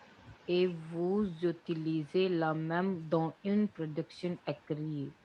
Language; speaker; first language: French; non-native, learner; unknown